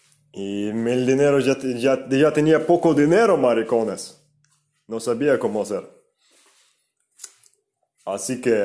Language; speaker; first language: Spanish; non-native, fluent; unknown